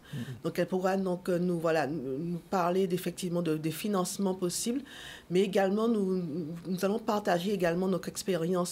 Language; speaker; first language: French; native; French